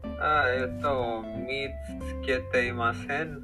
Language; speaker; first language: Japanese; non-native, learner; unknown